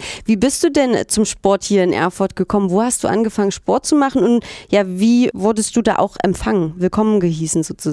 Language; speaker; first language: German; native; German